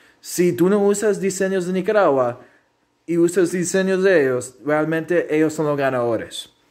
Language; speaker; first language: Spanish; early bilingual, heritage; Spanish